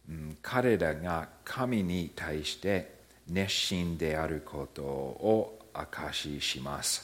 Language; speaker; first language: Japanese; early bilingual, heritage; Japanese